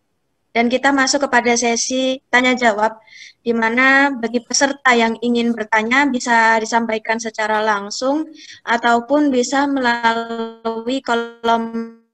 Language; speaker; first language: Indonesian; native; Indonesian